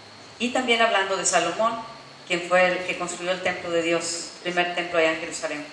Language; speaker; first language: Spanish; native; Spanish